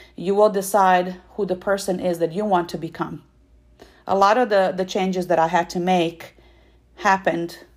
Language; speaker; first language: English; non-native, fluent; Russian